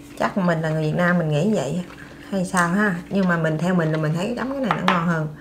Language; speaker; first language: Vietnamese; native; Vietnamese